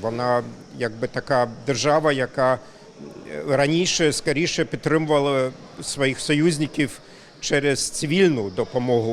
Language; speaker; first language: Ukrainian; non-native, fluent; German